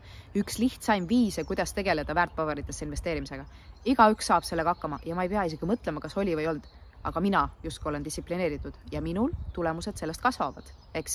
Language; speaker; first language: Estonian; native; Estonian